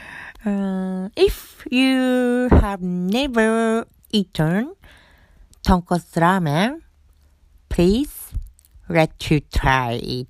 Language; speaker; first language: English; non-native, learner; Japanese